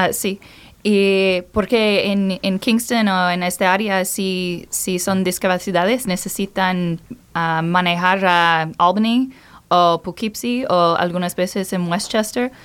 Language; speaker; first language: Spanish; non-native, learner; English